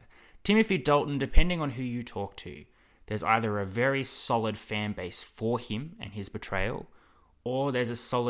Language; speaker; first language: English; native; English